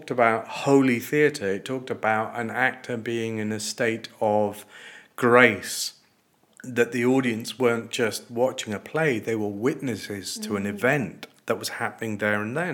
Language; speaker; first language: English; native; English